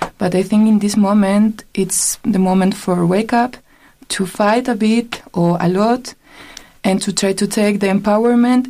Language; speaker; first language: English; non-native, learner; Spanish